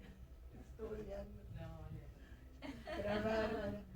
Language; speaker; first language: Portuguese; non-native, fluent; Spanish